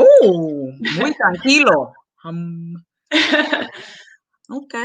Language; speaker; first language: Spanish; non-native, fluent; English